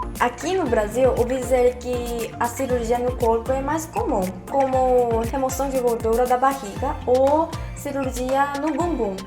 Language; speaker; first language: Portuguese; non-native, fluent; Korean